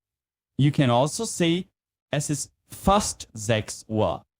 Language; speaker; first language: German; non-native, fluent; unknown